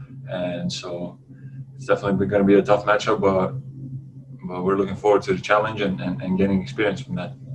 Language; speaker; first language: English; non-native, fluent; Latvian